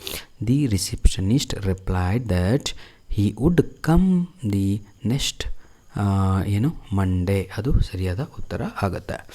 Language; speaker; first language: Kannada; native; Kannada